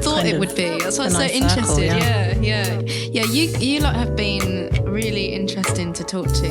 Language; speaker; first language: English; native; English